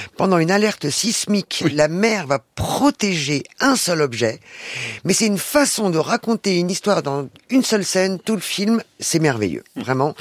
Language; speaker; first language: French; native; French